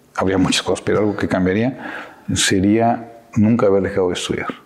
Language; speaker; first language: Spanish; native; Spanish